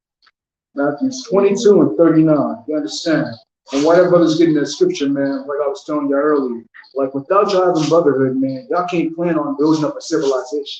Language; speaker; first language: English; native; English